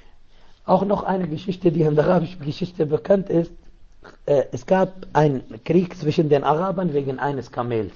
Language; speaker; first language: German; non-native, fluent; Arabic